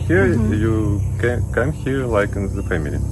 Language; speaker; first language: English; non-native, learner; Russian